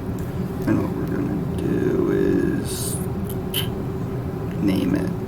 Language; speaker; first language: English; native; English